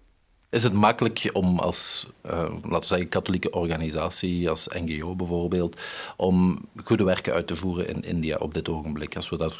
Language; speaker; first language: Dutch; native; Dutch